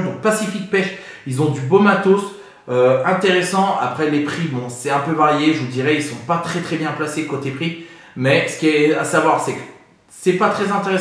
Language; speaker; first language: French; native; French